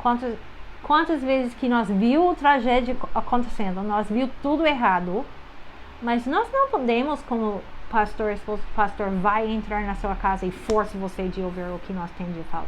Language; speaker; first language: Portuguese; non-native, fluent; English